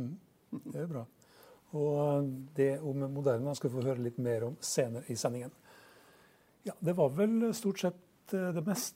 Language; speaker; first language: Norwegian; native; Norwegian